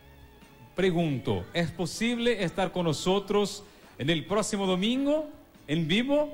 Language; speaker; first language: Spanish; non-native, learner; Portuguese